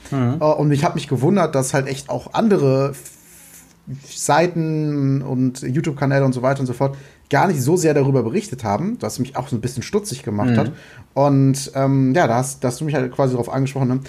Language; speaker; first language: German; native; German